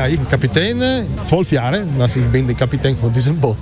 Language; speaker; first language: German; non-native, learner; Italian